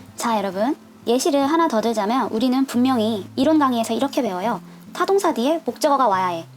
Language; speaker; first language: Korean; native; Korean